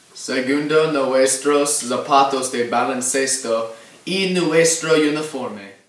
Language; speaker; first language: Spanish; non-native, learner; English